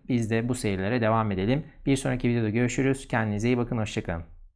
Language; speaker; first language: Turkish; native; Turkish